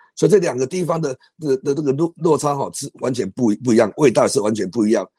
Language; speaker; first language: Chinese; native; Chinese